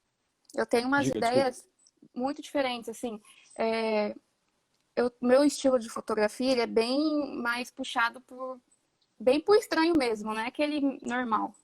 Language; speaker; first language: Portuguese; native; Portuguese